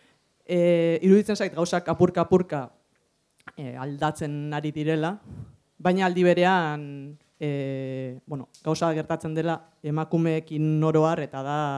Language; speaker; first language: Basque; native; Basque